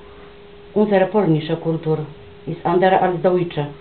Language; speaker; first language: German; non-native, local second language; Polish